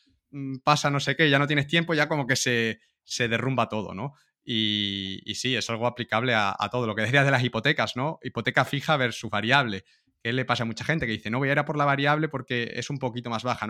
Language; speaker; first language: Spanish; native; Spanish